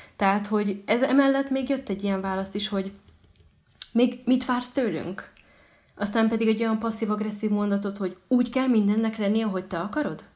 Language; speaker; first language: Hungarian; early bilingual, other home language; Arabic